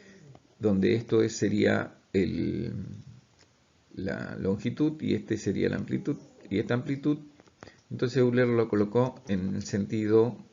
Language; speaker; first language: Spanish; native; Spanish